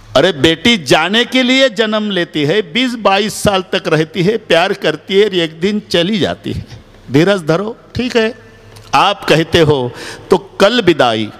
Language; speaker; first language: Hindi; non-native, local second language; Marathi